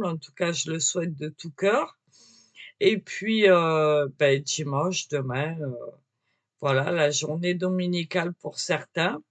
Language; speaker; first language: French; native; French